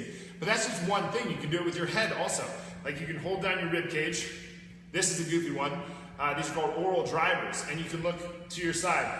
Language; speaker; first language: English; native; English